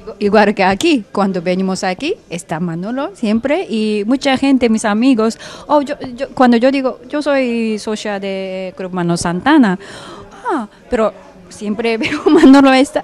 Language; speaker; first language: Spanish; non-native, fluent; Japanese